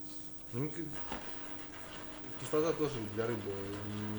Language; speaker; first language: Russian; native; Russian